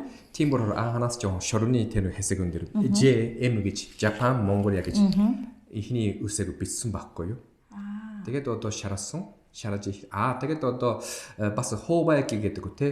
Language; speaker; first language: Mongolian; non-native, fluent; Japanese